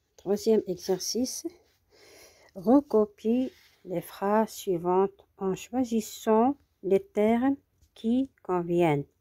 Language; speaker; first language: French; non-native, local second language; Arabic